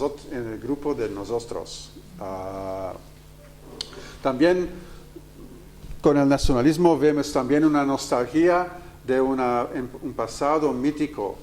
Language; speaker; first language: Spanish; non-native, fluent; Dutch